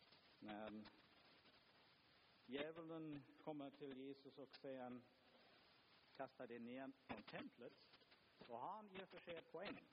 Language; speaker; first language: Swedish; non-native, fluent; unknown